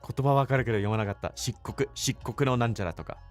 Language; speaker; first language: Japanese; non-native, fluent; English